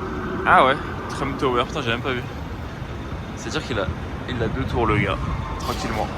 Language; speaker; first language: French; native; French